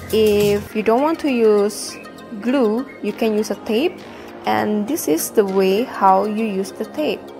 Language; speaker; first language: English; non-native, fluent; Indonesian